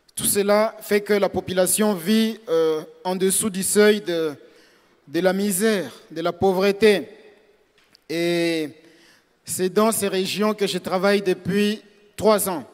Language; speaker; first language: French; non-native, local second language; Swahili